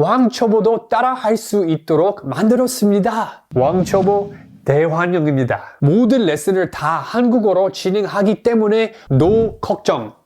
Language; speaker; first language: Korean; non-native, fluent; English